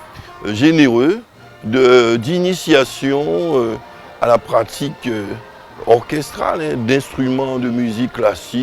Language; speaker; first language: French; native; French